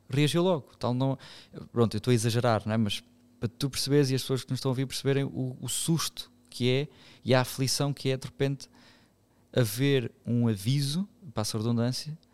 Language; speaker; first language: Portuguese; native; Portuguese